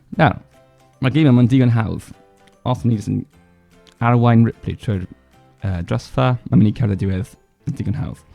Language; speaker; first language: Welsh; non-native, local second language; English